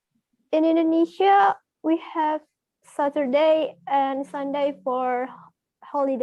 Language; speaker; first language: English; non-native, learner; Indonesian